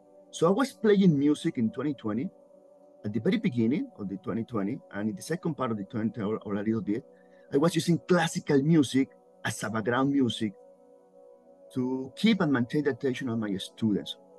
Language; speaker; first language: English; non-native, fluent; Spanish